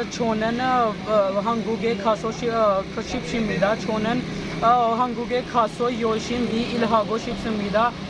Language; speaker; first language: Korean; non-native, learner; Punjabi